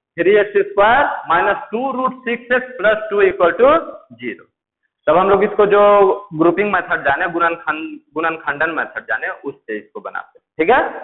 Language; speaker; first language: Hindi; native; Hindi